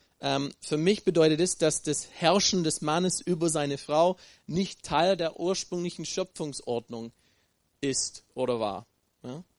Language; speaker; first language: German; non-native, fluent; English